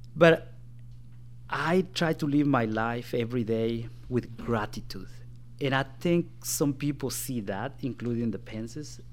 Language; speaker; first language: English; non-native, fluent; Spanish